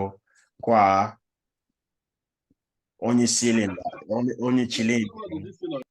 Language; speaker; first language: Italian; non-native, fluent; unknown